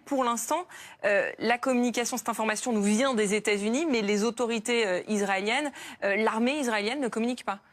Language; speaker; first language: French; native; French